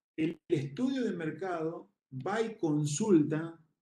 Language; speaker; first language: Spanish; native; Spanish